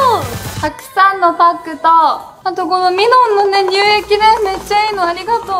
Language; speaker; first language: Japanese; native; Japanese